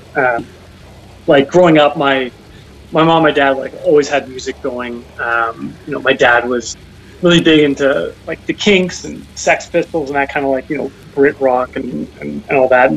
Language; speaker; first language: English; native; English